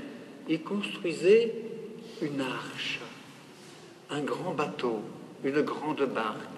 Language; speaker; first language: French; native; French